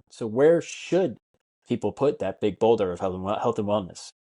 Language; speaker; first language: English; native; English